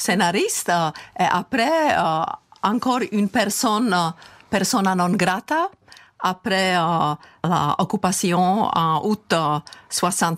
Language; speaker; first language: French; non-native, fluent; Czech